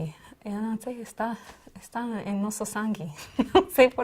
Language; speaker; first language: Portuguese; non-native, fluent; English